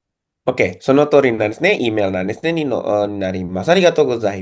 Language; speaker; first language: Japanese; non-native, learner; Indonesian